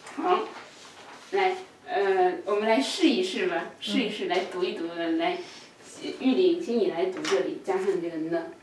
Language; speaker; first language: Chinese; native; Chinese